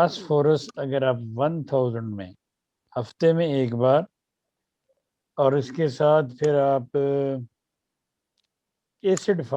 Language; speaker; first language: Urdu; native; Urdu